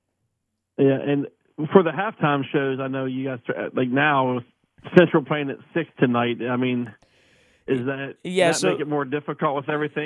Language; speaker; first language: English; native; English